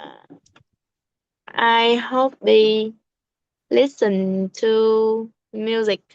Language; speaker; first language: English; non-native, learner; Vietnamese